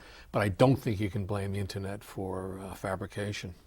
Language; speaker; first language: English; native; English